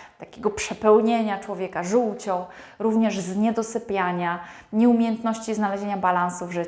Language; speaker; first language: Polish; native; Polish